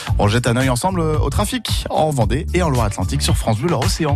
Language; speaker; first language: French; native; French